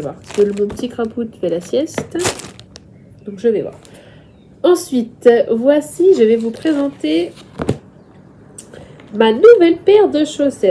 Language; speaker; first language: French; native; French